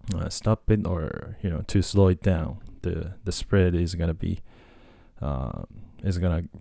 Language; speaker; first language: English; non-native, fluent; Japanese